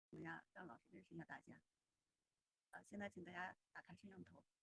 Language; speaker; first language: Chinese; native; Chinese